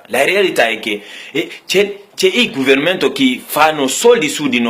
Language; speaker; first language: Italian; non-native, learner; Bambara